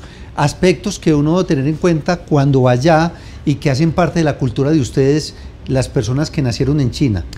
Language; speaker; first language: Spanish; native; Spanish